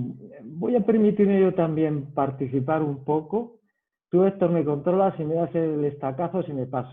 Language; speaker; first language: Spanish; native; Spanish